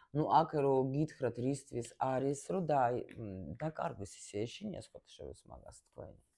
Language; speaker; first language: Georgian; early bilingual, heritage; Georgian